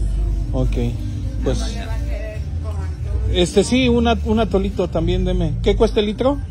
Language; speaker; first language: Spanish; native; Spanish